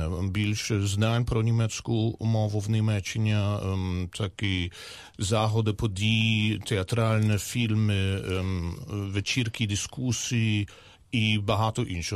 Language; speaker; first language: Ukrainian; non-native, learner; German